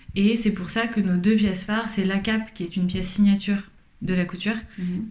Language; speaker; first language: French; native; French